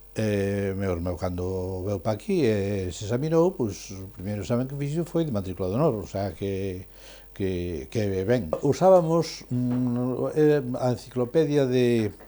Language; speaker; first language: Galician; native; Galician